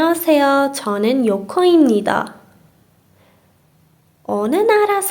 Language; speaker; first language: Korean; non-native, fluent; Persian